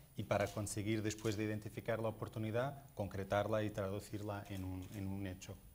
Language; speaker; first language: Spanish; non-native, fluent; Portuguese